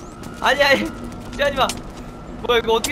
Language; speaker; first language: Korean; native; Korean